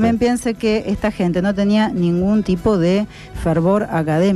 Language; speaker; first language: Spanish; native; Spanish